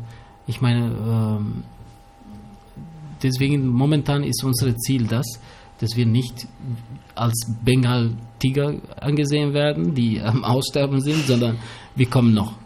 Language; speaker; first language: German; early bilingual, other home language; Albanian